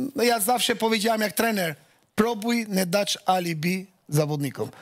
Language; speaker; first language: Polish; non-native, learner; Albanian